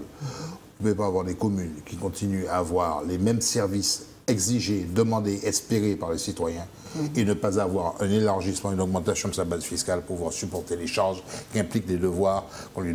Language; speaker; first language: French; native; French